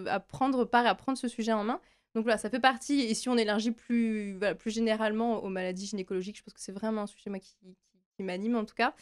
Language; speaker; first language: French; native; French